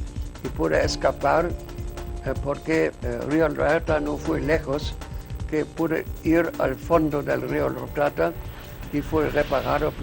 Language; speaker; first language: Spanish; non-native, fluent; German